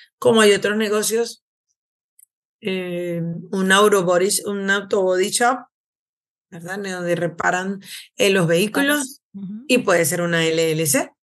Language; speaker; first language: Spanish; native; Spanish